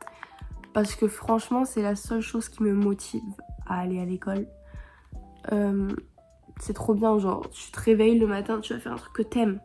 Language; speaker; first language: French; native; French